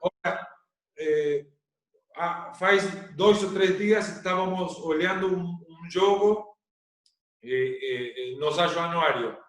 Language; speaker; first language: Portuguese; non-native, learner; Spanish